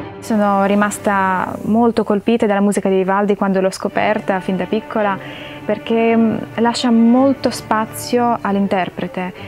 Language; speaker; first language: Italian; non-native, fluent; Ukrainian